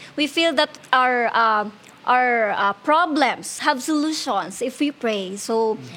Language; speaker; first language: English; non-native, local second language; Hiligaynon